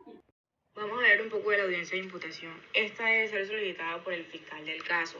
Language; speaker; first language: Spanish; native; Spanish